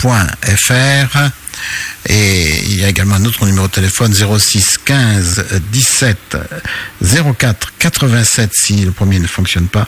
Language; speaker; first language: French; native; French